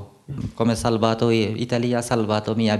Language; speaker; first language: Italian; non-native, learner; Bangla